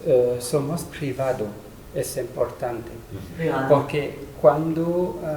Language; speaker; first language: Spanish; non-native, learner; French